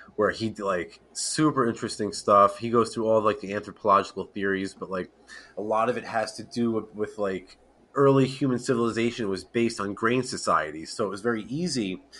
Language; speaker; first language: English; native; English